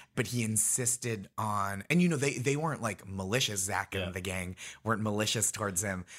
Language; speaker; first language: English; native; English